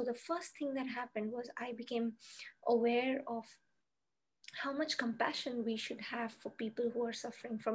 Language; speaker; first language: English; non-native, local second language; Bangla